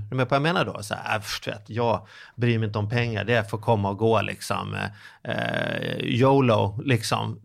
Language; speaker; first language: Swedish; native; Swedish